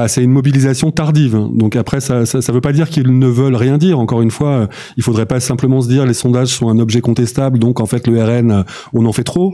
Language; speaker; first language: French; native; French